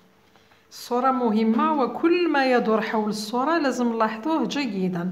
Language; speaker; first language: Arabic; native; Arabic